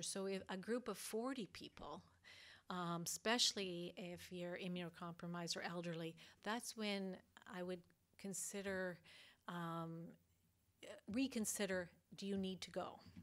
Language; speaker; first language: English; native; English